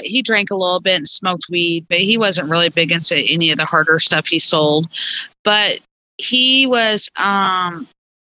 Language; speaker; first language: English; native; English